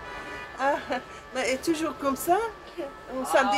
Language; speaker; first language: French; non-native, learner; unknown